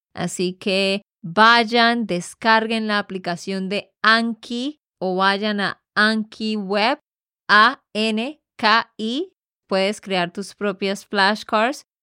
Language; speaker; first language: Spanish; native; Spanish